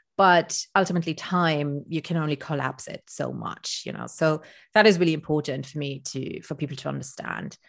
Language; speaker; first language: English; non-native, fluent; Luxembourgish